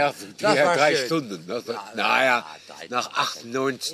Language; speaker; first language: German; non-native, fluent; Dutch